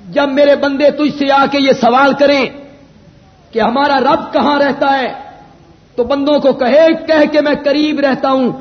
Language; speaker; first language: Urdu; non-native, local second language; Punjabi